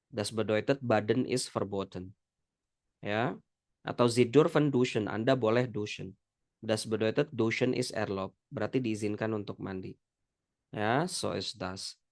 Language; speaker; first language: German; non-native, fluent; Indonesian